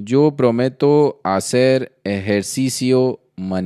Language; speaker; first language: Spanish; non-native, learner; Hindi